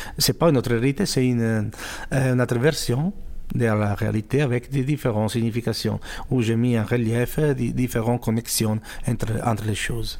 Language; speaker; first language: French; non-native, fluent; Italian